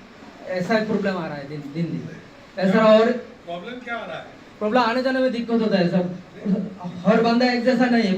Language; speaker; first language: Hindi; non-native, local second language; Bangla